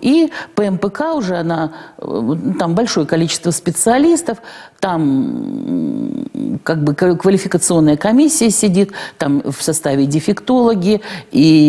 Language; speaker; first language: Russian; native; Russian